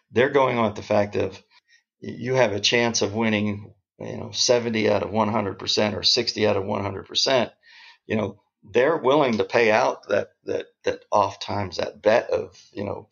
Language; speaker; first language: English; native; English